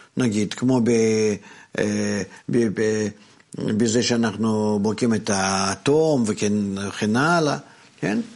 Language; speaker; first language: Hebrew; non-native, fluent; Russian